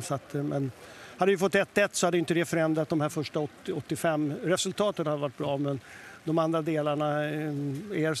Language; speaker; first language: Swedish; native; Swedish